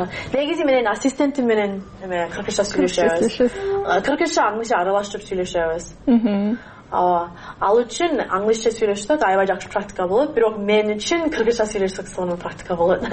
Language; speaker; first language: Kyrgyz; non-native, learner; English